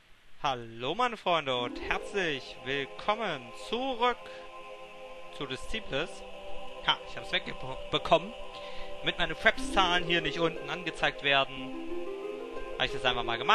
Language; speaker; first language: German; native; German